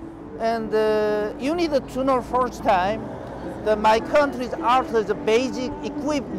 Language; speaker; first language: English; non-native, learner; Korean